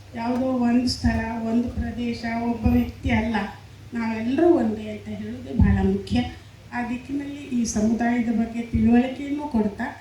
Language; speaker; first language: Kannada; native; Kannada